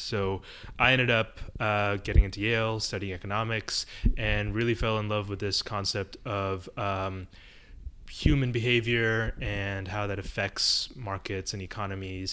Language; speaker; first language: English; early bilingual, other home language; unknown